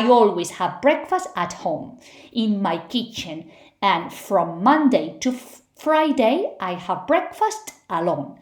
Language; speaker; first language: English; non-native, fluent; Spanish